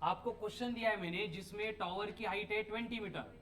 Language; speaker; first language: Hindi; non-native, local second language; Marathi